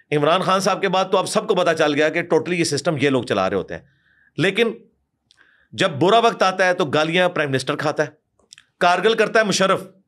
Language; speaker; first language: Urdu; non-native, local second language; Punjabi